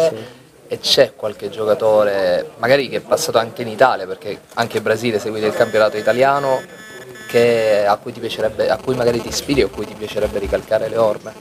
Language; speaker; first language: Italian; native; Italian